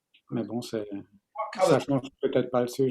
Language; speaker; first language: French; non-native, fluent; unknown